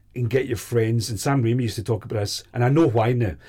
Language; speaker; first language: English; native; English